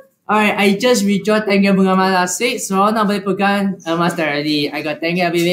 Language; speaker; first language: English; non-native, local second language; Chinese